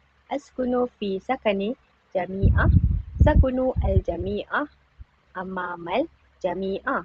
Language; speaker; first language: Arabic; non-native, learner; Malay